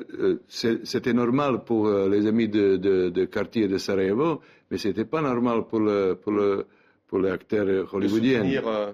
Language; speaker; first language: French; non-native, learner; Serbian